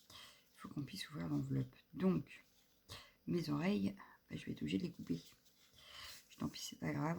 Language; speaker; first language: French; native; French